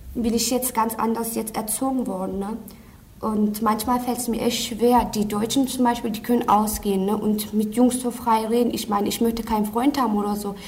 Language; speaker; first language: German; early bilingual, other home language; Turkish